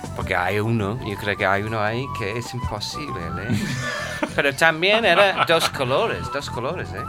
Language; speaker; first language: Spanish; non-native, fluent; English